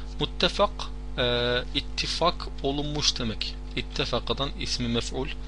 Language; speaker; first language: Turkish; non-native, fluent; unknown